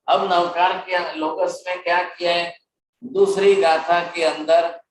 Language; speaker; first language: Hindi; non-native, local second language; Gujarati